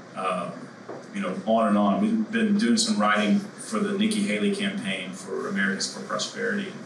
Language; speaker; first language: English; native; English